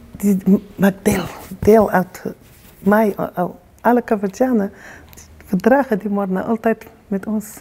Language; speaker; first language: Dutch; non-native, learner; Kabuverdianu